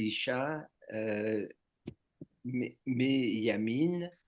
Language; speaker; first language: Hebrew; non-native, learner; French